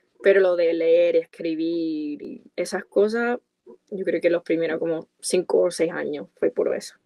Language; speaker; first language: Spanish; non-native, fluent; English